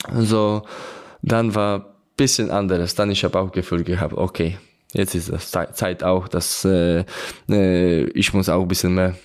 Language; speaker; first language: German; non-native, learner; Polish